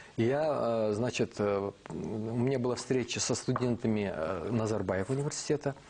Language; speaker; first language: Russian; non-native, local second language; Kazakh